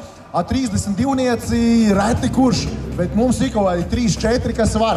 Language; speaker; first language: Latvian; non-native, local second language; Russian